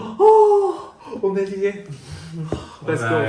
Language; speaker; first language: French; non-native, fluent; Korean